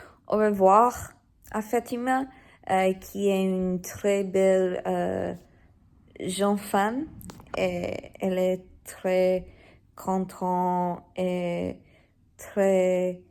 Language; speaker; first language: French; non-native, learner; English